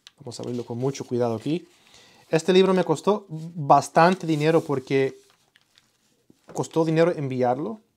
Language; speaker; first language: Spanish; early bilingual, heritage; Spanish